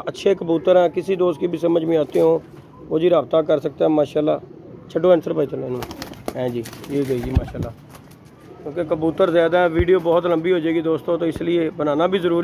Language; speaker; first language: Hindi; non-native, local second language; Punjabi